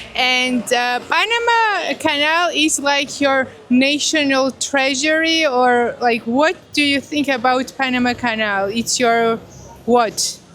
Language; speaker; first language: English; non-native, learner; Georgian